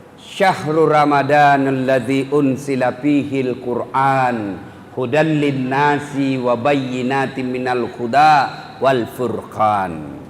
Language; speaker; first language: Indonesian; non-native, local second language; Buginese